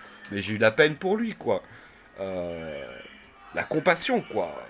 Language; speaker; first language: French; native; French